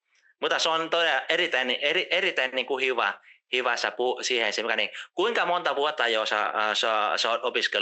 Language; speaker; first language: Finnish; non-native, fluent; Vietnamese